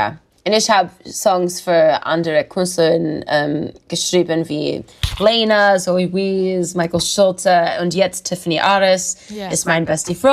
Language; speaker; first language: German; non-native, learner; English